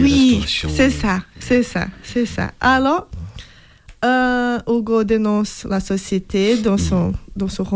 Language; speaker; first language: French; non-native, fluent; Portuguese